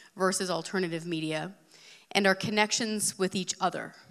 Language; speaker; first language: English; native; English